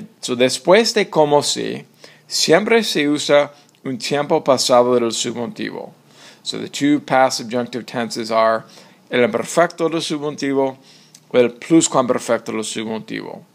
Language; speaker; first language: Spanish; non-native, fluent; English